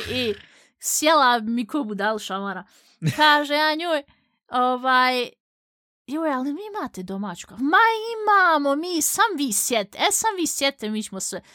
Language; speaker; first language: Bosnian; early bilingual, heritage; Bosnian